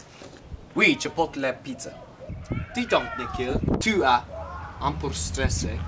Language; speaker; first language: French; non-native, learner; English